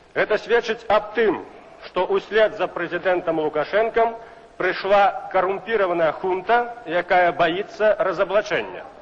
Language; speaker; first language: Belarusian; native; Belarusian